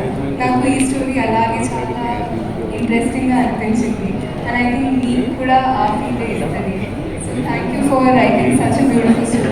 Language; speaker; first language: Telugu; non-native, fluent; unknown